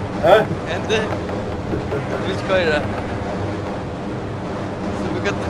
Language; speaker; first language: Swedish; non-native, learner; Faroese